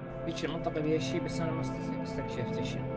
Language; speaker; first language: Arabic; native; Arabic